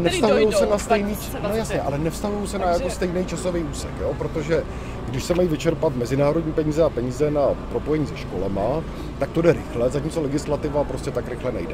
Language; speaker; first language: Czech; native; Czech